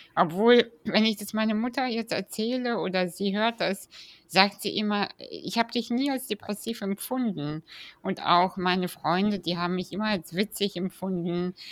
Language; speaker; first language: German; early bilingual, other home language; Russian